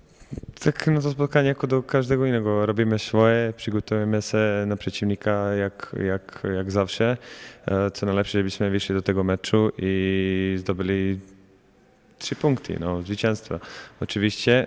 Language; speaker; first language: Polish; non-native, fluent; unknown